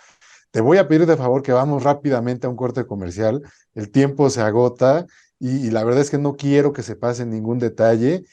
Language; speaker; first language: Spanish; native; Spanish